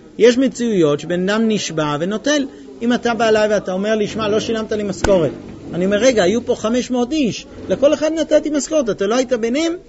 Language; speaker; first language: Hebrew; non-native, fluent; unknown